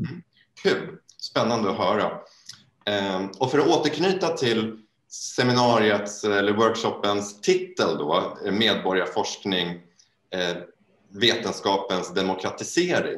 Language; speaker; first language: Swedish; native; Swedish